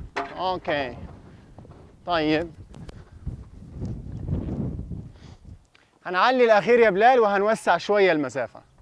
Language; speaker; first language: Arabic; native; Arabic